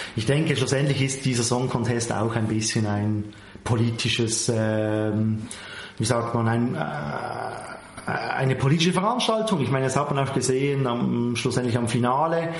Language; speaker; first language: German; native; German